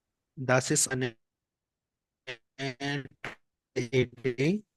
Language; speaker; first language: German; non-native, learner; Urdu